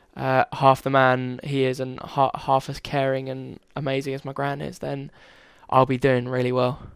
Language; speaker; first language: English; native; English